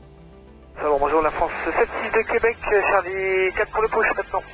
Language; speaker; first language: French; native; French